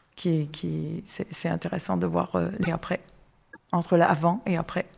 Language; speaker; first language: French; native; French